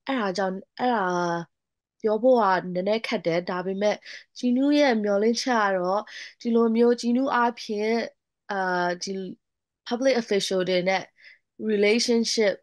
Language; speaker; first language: Burmese; non-native, local second language; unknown